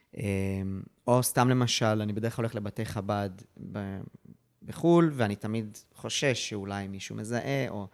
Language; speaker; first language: Hebrew; early bilingual, other home language; English